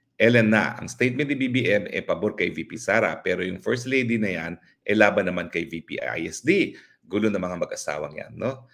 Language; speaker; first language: Filipino; native; Filipino